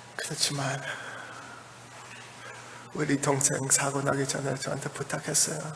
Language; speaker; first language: Korean; early bilingual, heritage; Korean